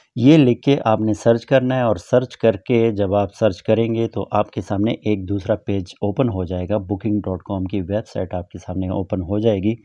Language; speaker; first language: Urdu; non-native, local second language; Pashto